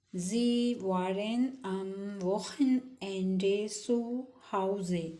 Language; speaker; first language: German; non-native, fluent; Urdu